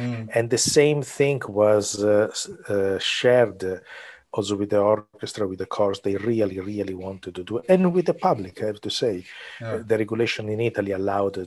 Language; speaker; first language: English; non-native, fluent; Italian